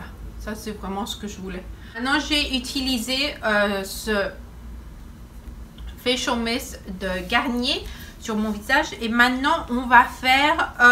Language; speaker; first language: French; non-native, fluent; Spanish